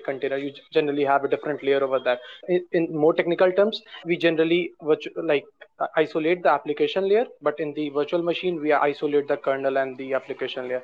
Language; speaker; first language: English; non-native, local second language; Hindi